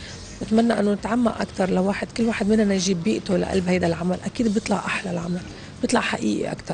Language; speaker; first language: Arabic; native; Arabic